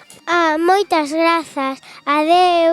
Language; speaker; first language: Galician; non-native, local second language; Spanish